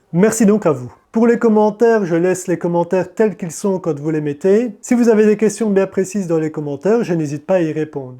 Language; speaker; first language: French; native; French